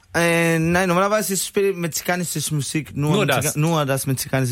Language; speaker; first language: German; non-native, learner; Spanish